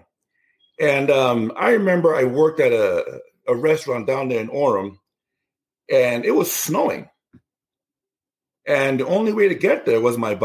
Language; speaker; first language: English; non-native, local second language; Igbo